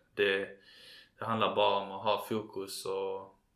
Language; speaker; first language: Swedish; native; Swedish